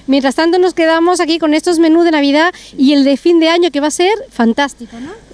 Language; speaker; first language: Spanish; native; Spanish